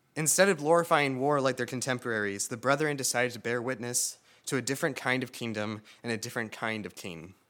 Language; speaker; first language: English; native; English